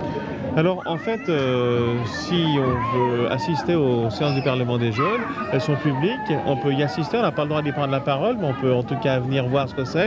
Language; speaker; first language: French; native; French